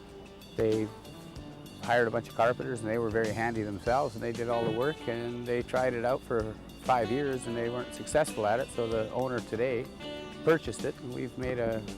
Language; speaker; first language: English; native; English